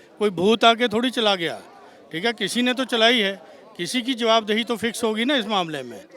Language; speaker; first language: Hindi; native; Hindi